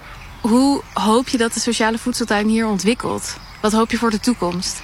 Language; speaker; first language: Dutch; native; Dutch